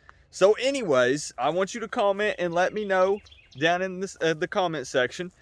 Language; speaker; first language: English; native; English